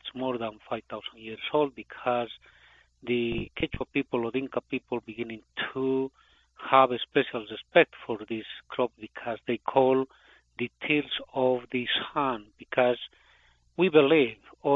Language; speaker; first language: English; non-native, fluent; Spanish